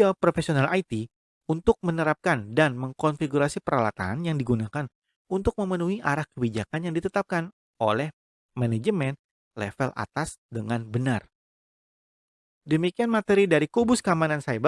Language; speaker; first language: Indonesian; native; Indonesian